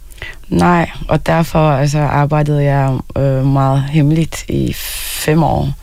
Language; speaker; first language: Danish; non-native, fluent; Arabic